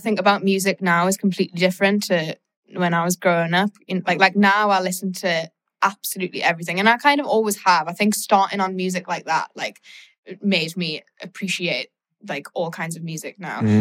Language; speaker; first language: English; native; English